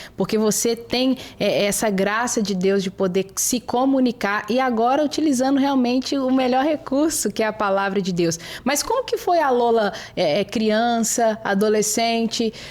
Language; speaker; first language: Portuguese; native; Portuguese